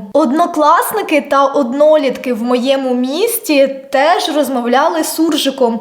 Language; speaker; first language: Ukrainian; non-native, local second language; Russian